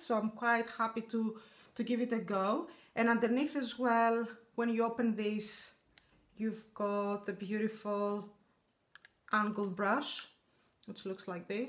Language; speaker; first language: English; non-native, fluent; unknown